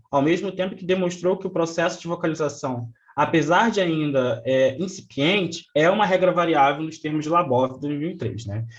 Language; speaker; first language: Portuguese; native; Portuguese